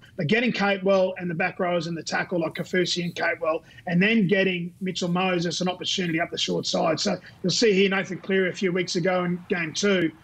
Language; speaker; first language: English; native; English